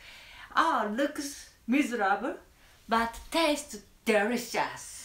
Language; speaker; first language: English; non-native, learner; Japanese